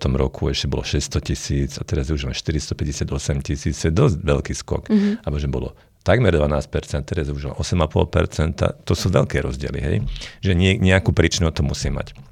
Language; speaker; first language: Slovak; non-native, local second language; Hungarian